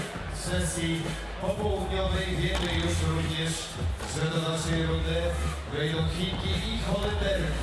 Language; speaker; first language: Polish; native; Polish